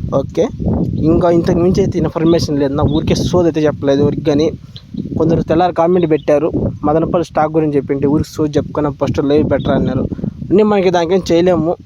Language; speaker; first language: Telugu; native; Telugu